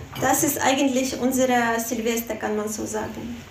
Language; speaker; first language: German; non-native, learner; Russian